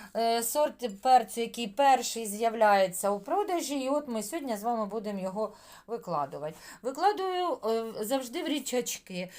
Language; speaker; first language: Ukrainian; native; Ukrainian